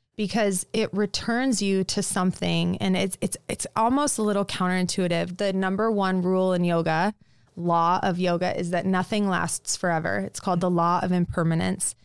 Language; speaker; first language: English; native; English